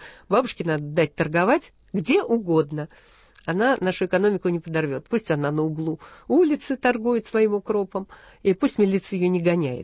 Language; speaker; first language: Russian; native; Russian